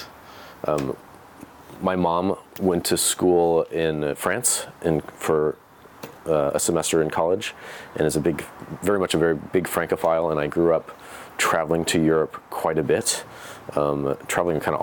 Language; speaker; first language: English; native; English